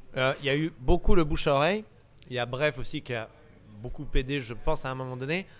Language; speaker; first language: French; native; French